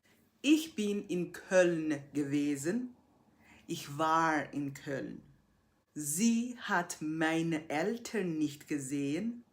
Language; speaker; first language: German; non-native, fluent; Portuguese